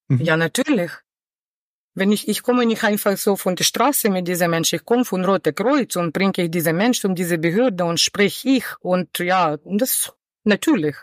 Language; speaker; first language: German; non-native, learner; Ukrainian